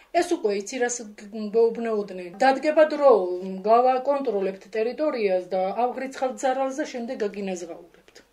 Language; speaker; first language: Georgian; native; Georgian